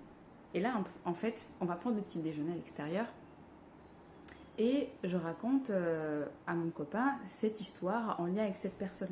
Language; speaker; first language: French; native; French